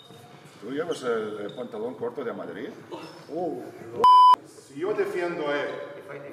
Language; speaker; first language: Spanish; non-native, fluent; Lithuanian